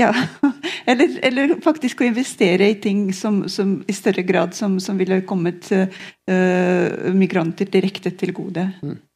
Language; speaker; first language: Norwegian; non-native, fluent; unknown